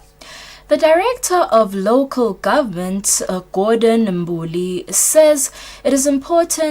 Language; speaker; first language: English; non-native, local second language; Swati